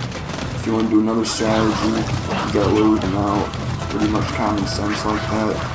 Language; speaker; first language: English; native; English